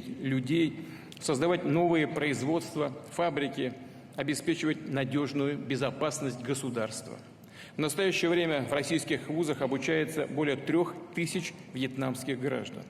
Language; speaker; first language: Russian; native; Russian